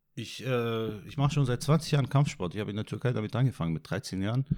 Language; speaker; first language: German; non-native, fluent; Turkish